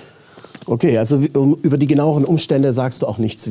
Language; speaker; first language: German; native; German